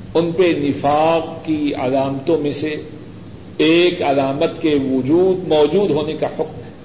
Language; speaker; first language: Urdu; non-native, local second language; Punjabi